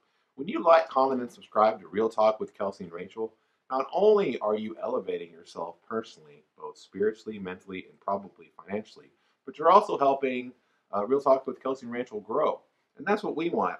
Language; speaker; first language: English; native; English